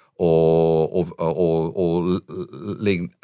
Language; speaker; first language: Hungarian; non-native, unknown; English